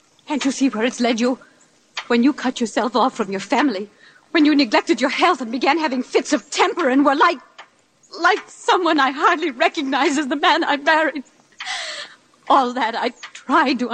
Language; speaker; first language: English; non-native, fluent; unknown